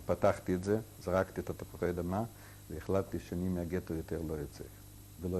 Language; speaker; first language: Hebrew; non-native, fluent; Yiddish